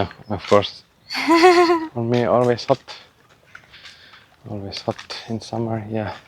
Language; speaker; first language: English; non-native, learner; Indonesian